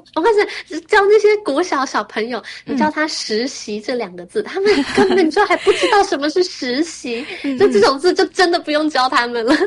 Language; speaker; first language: Chinese; native; Chinese